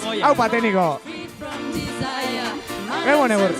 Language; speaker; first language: Basque; native; Basque